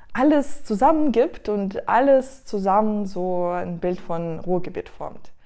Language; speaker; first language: German; non-native, fluent; Russian